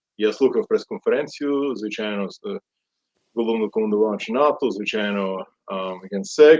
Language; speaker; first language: Ukrainian; non-native, fluent; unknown